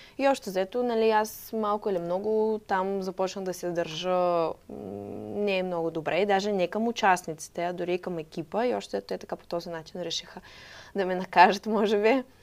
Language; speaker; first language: Bulgarian; non-native, fluent; Russian